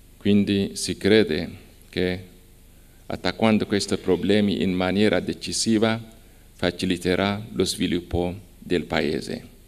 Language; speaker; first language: Italian; non-native, fluent; Amharic